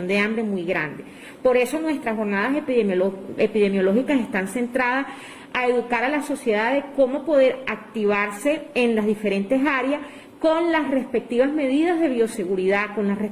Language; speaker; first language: Spanish; native; Spanish